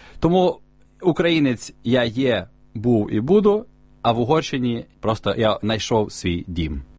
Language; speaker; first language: Ukrainian; native; Ukrainian